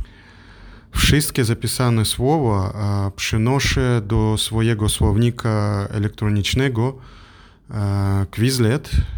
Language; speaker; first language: Polish; non-native, learner; German